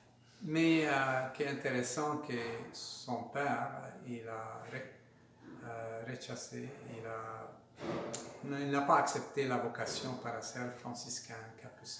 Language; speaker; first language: French; non-native, learner; Spanish